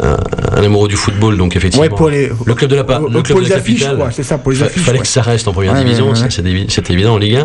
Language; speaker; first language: French; native; French